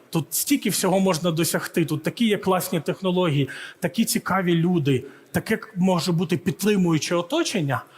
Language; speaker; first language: Ukrainian; early bilingual, heritage; Ukrainian